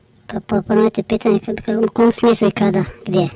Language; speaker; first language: Croatian; native; Croatian